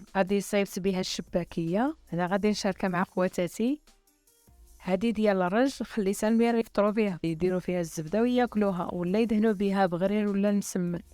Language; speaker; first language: Arabic; native; Arabic